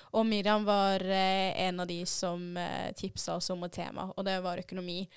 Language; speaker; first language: Norwegian; early bilingual, other home language; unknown